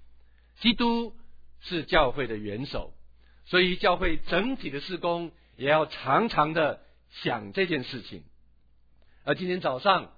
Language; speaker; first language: Chinese; native; Chinese